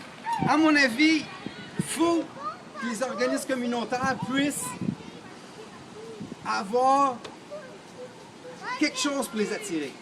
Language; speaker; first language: French; native; French